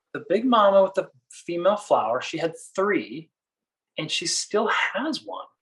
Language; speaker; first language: English; native; English